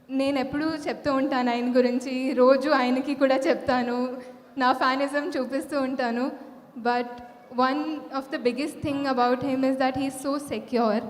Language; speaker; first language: Telugu; non-native, fluent; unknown